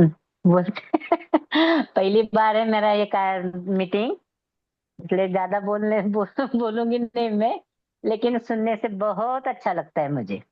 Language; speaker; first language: Hindi; non-native, local second language; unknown